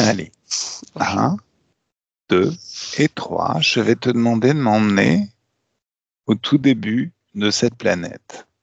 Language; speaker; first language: French; native; French